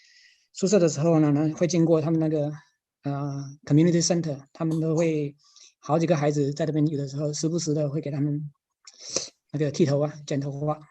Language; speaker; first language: Chinese; native; Chinese